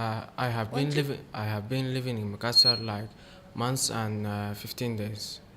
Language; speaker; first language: English; non-native, fluent; Arabic